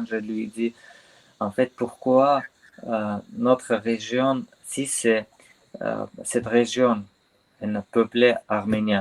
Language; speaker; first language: French; non-native, learner; Armenian